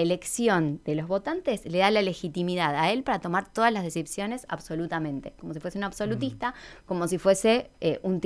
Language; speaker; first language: Spanish; native; Spanish